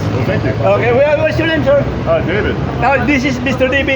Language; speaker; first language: English; non-native, learner; Filipino